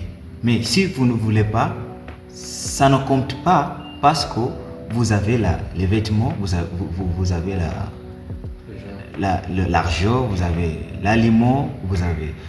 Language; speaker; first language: French; non-native, learner; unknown